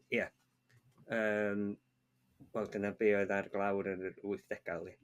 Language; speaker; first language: Welsh; native; Welsh